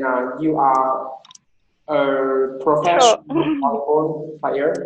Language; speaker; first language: English; non-native, fluent; Vietnamese